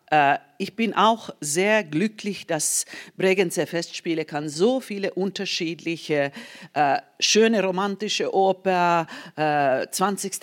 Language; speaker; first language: German; non-native, fluent; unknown